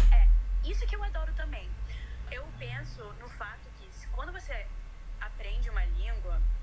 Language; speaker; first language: Portuguese; early bilingual, heritage; Portuguese